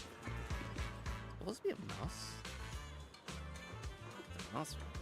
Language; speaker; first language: English; native; English